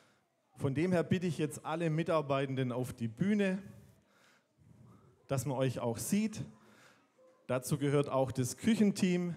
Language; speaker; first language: German; native; German